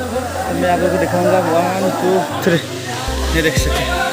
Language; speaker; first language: Hindi; non-native, local second language; Nepali